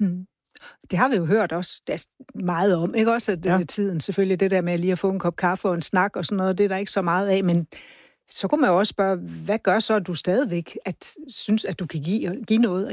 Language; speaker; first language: Danish; native; Danish